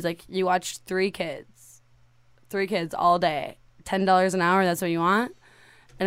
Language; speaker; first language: English; native; English